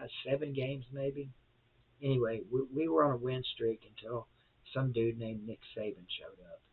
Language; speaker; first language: English; native; English